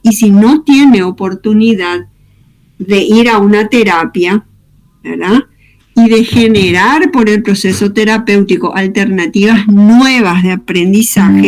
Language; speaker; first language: Spanish; native; Spanish